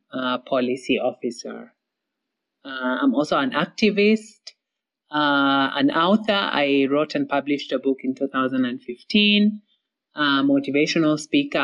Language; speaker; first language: English; non-native, local second language; Somali